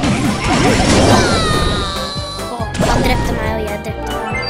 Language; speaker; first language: Norwegian; early bilingual, other home language; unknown